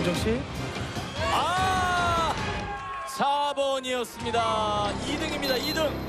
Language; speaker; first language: Korean; native; Korean